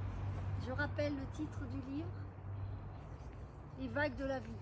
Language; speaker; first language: French; native; French